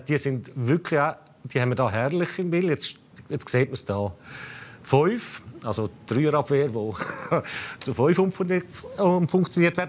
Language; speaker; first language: German; native; German